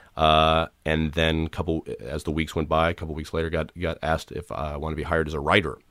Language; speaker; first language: English; native; English